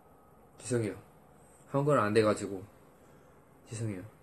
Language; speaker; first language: Korean; non-native, learner; Indonesian